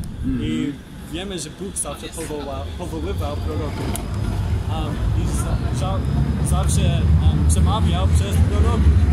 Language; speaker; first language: Polish; non-native, learner; English